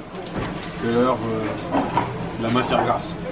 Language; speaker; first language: French; native; French